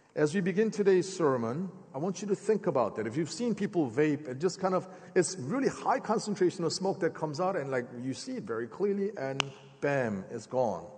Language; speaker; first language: English; native; English